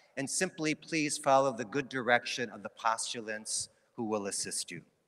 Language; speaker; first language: English; native; English